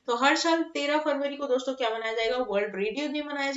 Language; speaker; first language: Hindi; native; Hindi